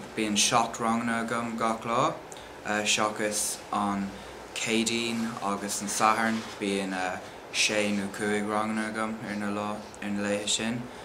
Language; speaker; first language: Irish; non-native, local second language; English